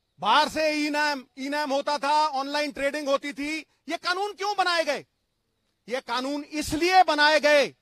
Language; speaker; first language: Hindi; non-native, local second language; Punjabi